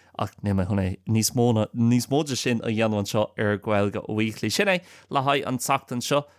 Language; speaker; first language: Irish; non-native, local second language; English